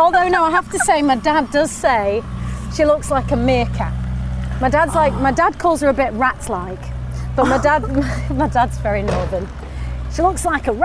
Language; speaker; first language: English; native; English